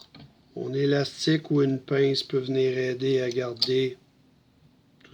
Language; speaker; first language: French; native; French